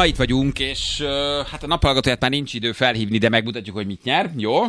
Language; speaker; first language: Hungarian; native; Hungarian